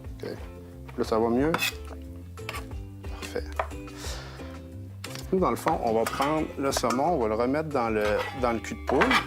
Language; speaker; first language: French; native; French